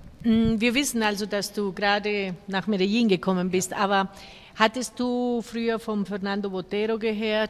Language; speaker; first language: German; non-native, fluent; Spanish